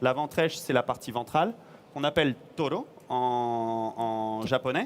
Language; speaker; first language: French; native; French